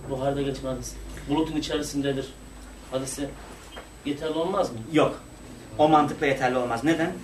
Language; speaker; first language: Turkish; non-native, local second language; Kurdish